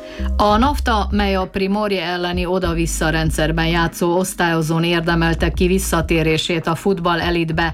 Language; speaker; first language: Hungarian; native; Hungarian